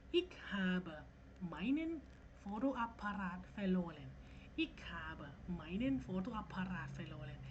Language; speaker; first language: German; non-native, fluent; Thai